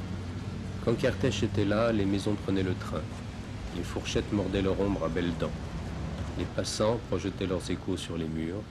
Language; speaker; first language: French; native; French